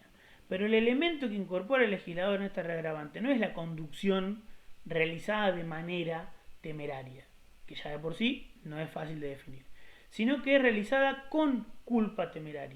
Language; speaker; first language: Spanish; native; Spanish